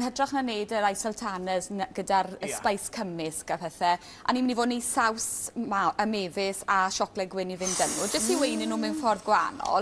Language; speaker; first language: Welsh; native; Welsh